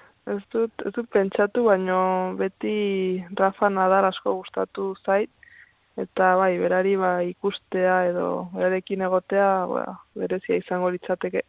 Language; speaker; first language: Basque; non-native, local second language; Spanish